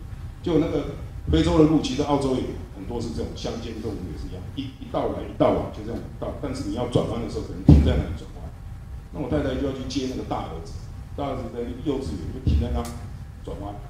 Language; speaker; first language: Chinese; native; Chinese